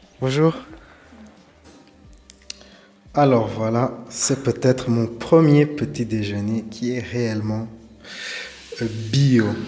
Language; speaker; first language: French; non-native, fluent; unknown